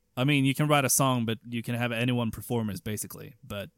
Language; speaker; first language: English; non-native, fluent; Swedish